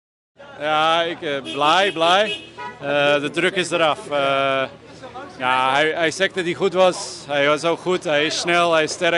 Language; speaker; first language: Dutch; non-native, fluent; English